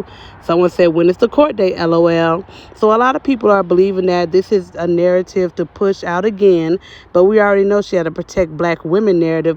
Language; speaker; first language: English; native; English